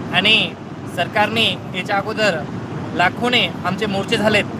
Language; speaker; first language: Marathi; non-native, local second language; Lambadi